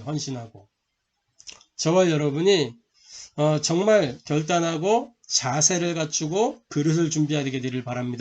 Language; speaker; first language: Korean; native; Korean